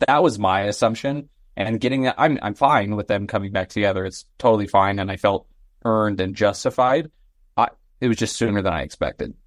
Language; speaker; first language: English; native; English